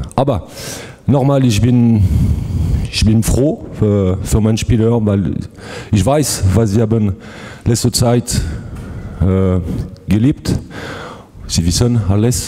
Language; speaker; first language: German; non-native, fluent; French